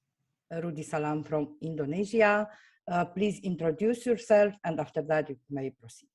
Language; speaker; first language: English; non-native, fluent; Romanian